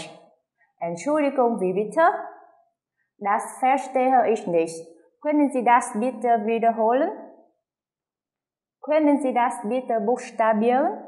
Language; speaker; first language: German; non-native, fluent; Vietnamese